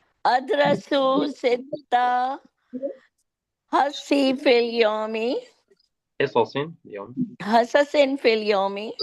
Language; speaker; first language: Arabic; non-native, learner; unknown